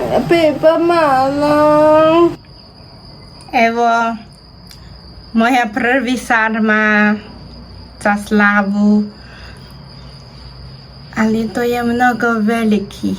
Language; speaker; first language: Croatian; non-native, learner; Chinese